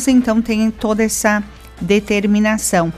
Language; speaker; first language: Portuguese; native; Portuguese